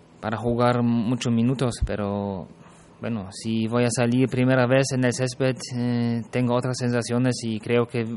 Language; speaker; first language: Spanish; non-native, fluent; German